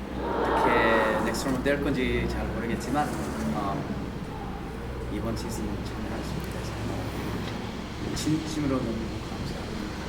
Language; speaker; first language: Korean; early bilingual, heritage; English